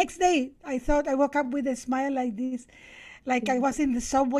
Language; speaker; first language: English; non-native, fluent; Spanish